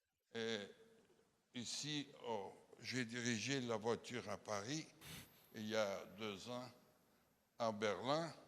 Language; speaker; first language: French; non-native, fluent; Portuguese